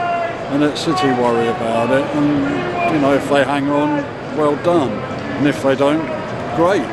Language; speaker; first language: English; native; English